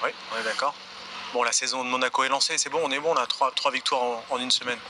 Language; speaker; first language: French; native; French